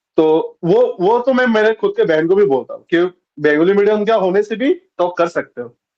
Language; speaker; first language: Hindi; non-native, local second language; Bangla